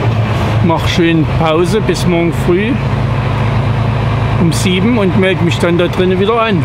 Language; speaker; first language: German; native; German